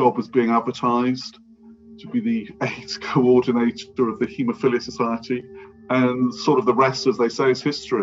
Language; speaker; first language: English; native; English